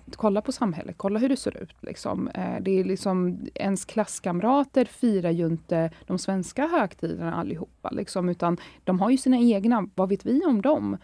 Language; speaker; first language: Swedish; early bilingual, other home language; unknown